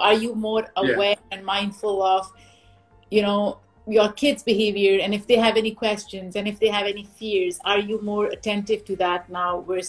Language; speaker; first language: English; non-native, local second language; Urdu